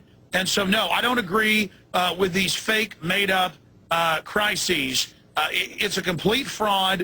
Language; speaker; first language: English; native; English